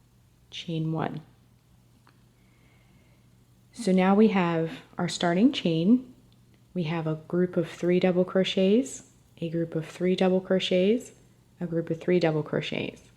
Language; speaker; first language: English; native; English